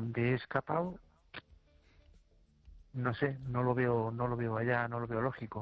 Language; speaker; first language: Spanish; native; Spanish